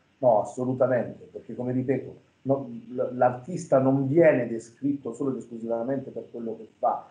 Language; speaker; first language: Italian; native; Italian